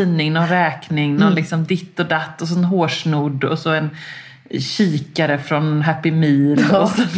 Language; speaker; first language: Swedish; native; Swedish